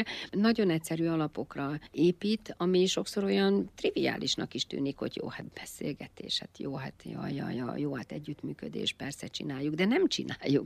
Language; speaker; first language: Hungarian; native; Hungarian